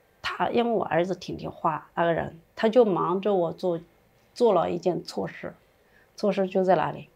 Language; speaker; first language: Chinese; native; Chinese